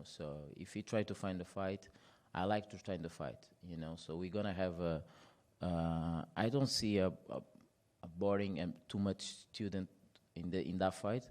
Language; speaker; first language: English; non-native, fluent; Portuguese